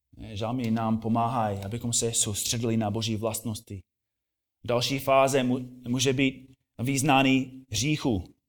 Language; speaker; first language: Czech; non-native, fluent; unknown